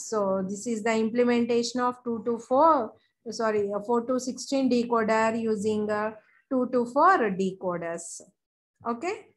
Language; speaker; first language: English; non-native, local second language; Telugu